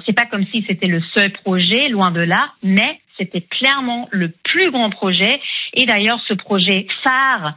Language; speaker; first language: French; non-native, fluent; German